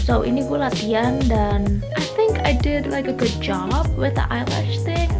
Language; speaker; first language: English; non-native, fluent; Indonesian